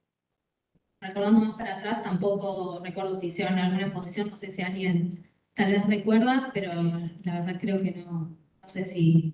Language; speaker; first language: Spanish; native; Spanish